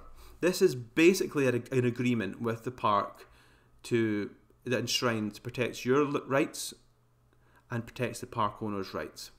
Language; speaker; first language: English; native; English